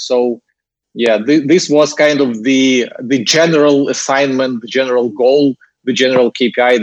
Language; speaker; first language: English; non-native, fluent; Russian